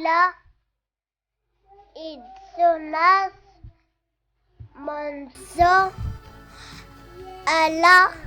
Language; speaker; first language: French; non-native, learner; Arabic